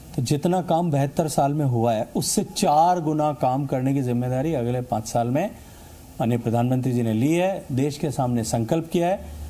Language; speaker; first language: Hindi; native; Hindi